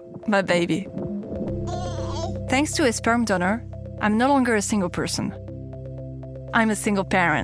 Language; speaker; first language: English; non-native, fluent; French